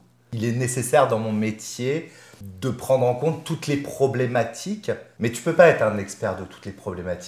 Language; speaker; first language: French; native; French